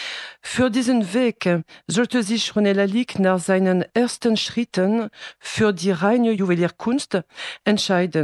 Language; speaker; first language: German; non-native, fluent; French